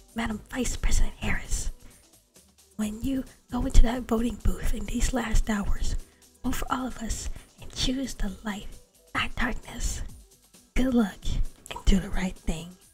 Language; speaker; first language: English; native; English